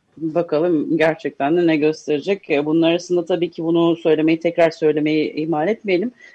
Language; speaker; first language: Turkish; early bilingual, heritage; Turkish